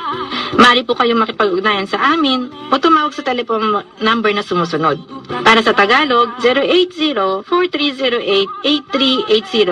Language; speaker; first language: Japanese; non-native, fluent; Filipino